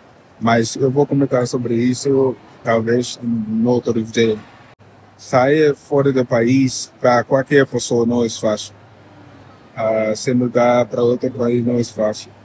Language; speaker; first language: Portuguese; non-native, fluent; English